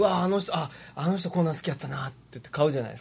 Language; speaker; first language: Japanese; native; Japanese